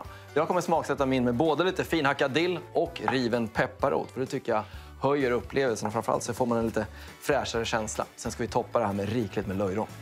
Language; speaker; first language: Swedish; native; Swedish